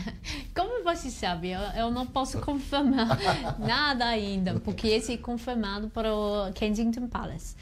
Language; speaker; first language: Portuguese; non-native, learner; English